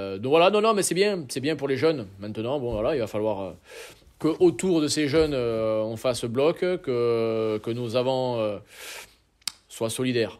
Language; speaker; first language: French; native; French